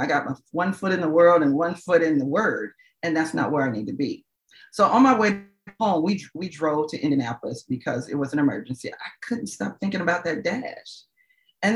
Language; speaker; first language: English; native; English